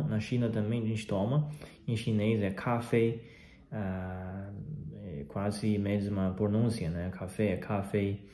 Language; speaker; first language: Portuguese; non-native, fluent; Chinese